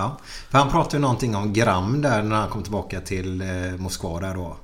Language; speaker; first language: Swedish; native; Swedish